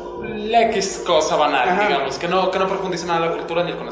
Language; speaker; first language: Spanish; native; Spanish